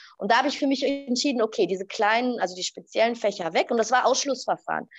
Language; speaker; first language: German; early bilingual, other home language; Arabic